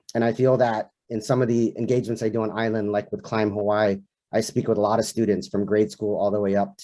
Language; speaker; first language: English; native; English